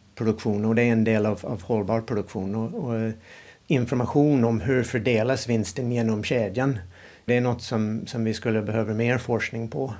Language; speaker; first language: Swedish; non-native, fluent; English